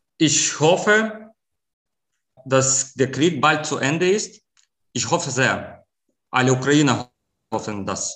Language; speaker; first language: German; non-native, fluent; Ukrainian